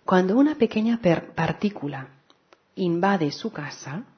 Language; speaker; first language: Spanish; non-native, local second language; Catalan